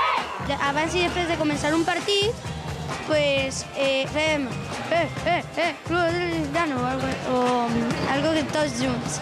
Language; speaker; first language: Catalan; non-native, local second language; Spanish